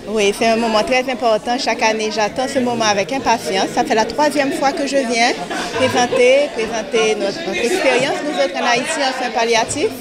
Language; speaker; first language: French; non-native, local second language; Haitian Creole